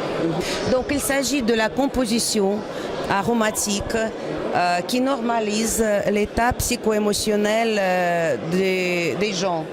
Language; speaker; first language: French; non-native, fluent; Russian